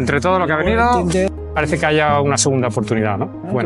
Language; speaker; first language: Spanish; native; Spanish